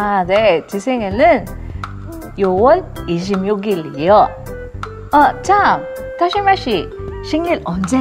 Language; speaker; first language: Korean; non-native, learner; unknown